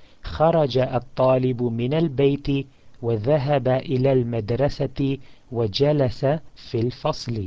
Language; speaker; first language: Arabic; non-native, fluent; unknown